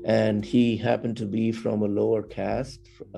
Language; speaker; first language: English; non-native, local second language; Tamil